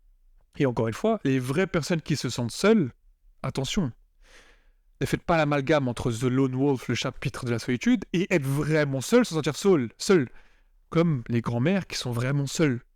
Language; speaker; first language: French; native; French